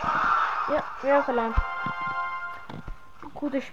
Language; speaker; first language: German; early bilingual, other home language; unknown